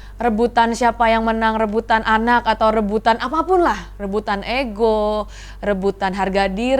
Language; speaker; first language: Indonesian; native; Indonesian